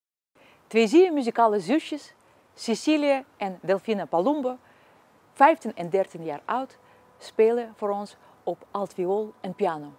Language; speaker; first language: Dutch; non-native, fluent; Russian